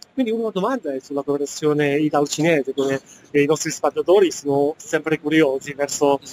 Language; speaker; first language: Italian; non-native, fluent; Chinese